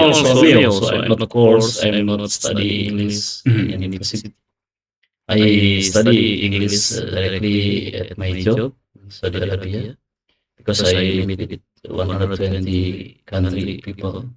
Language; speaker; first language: English; non-native, learner; Indonesian